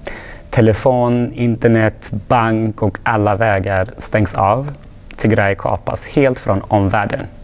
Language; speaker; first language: Swedish; non-native, fluent; Tigrinya